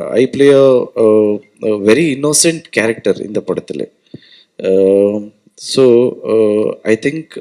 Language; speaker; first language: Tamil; non-native, learner; Kannada